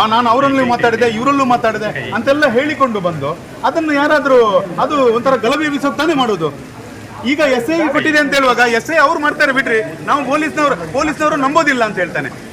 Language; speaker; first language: Kannada; non-native, local second language; Malayalam